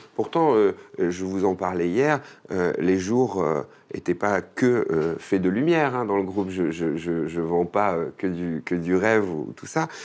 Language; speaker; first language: French; native; French